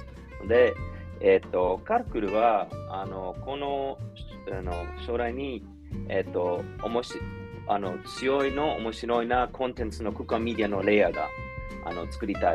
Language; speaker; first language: Japanese; non-native, learner; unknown